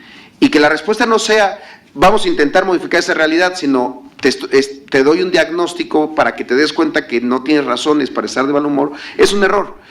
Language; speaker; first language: Spanish; native; Spanish